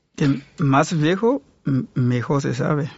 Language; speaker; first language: Spanish; non-native, learner; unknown